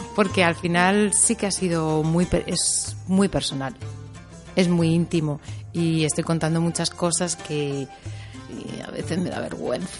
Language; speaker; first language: Spanish; native; Spanish